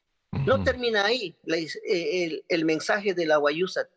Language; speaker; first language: Spanish; non-native, local second language; Quechua